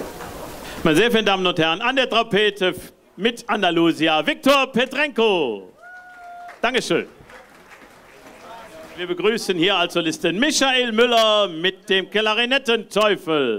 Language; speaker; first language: German; native; German